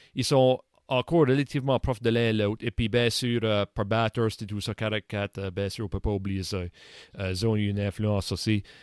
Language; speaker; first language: French; native; French